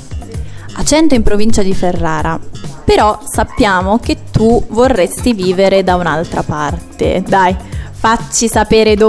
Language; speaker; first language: Italian; native; Italian